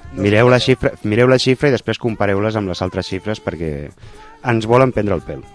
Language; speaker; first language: Catalan; non-native, local second language; Spanish